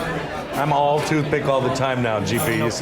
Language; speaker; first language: English; native; English